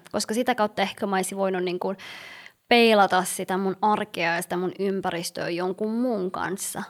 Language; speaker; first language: Finnish; early bilingual, other home language; Somali